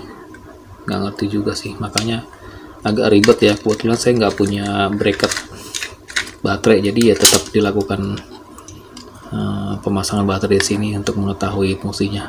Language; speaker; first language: Indonesian; native; Indonesian